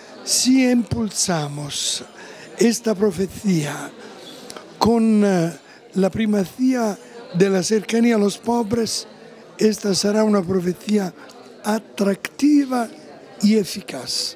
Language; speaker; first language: Spanish; non-native, fluent; Italian